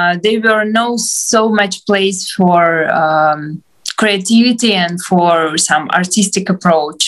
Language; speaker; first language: English; non-native, fluent; Ukrainian